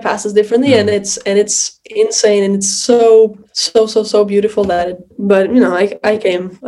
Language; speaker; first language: English; non-native, fluent; Portuguese